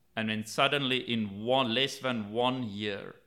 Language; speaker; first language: English; native; English